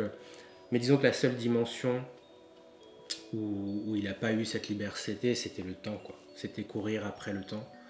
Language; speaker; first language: French; early bilingual, other home language; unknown